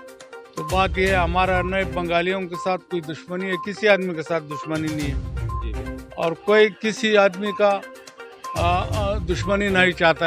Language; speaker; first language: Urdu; non-native, local second language; Pashto